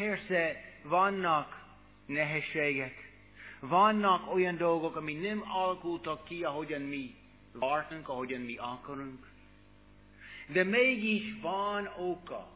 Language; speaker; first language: Hungarian; non-native, fluent; English